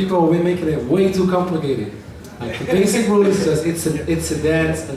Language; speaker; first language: English; non-native, fluent; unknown